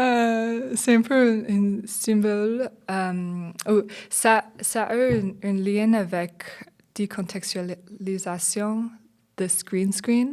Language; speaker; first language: French; non-native, learner; English